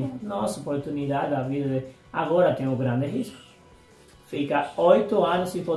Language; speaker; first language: Portuguese; non-native, fluent; Spanish